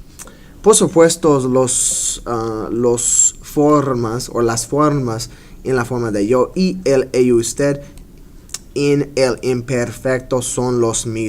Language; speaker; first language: Spanish; non-native, fluent; English